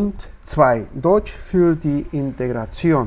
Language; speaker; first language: German; non-native, learner; Spanish